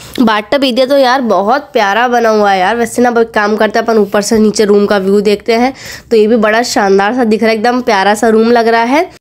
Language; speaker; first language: Hindi; native; Hindi